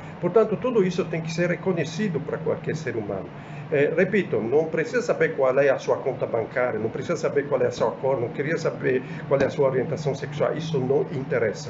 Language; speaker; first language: Portuguese; non-native, fluent; Italian